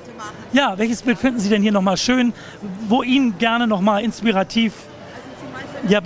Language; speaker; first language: German; native; German